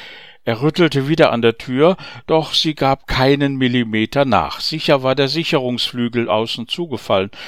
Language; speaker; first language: German; native; German